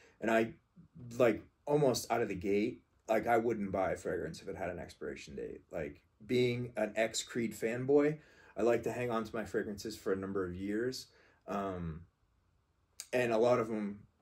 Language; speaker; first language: English; native; English